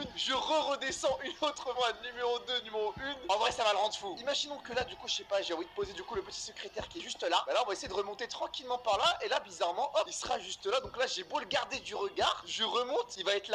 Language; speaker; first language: French; native; French